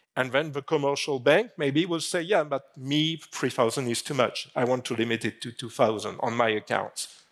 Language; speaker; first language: English; non-native, fluent; French